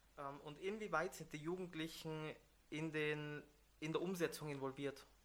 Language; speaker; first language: German; native; German